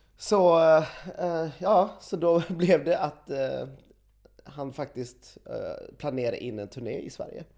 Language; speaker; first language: Swedish; early bilingual, other home language; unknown